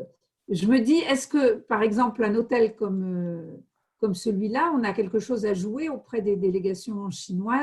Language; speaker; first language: French; native; French